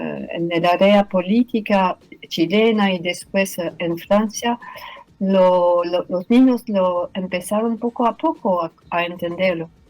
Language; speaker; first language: Spanish; non-native, fluent; French